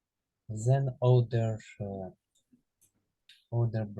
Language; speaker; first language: English; non-native, learner; Ukrainian